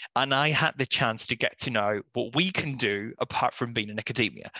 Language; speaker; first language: English; non-native, fluent; Spanish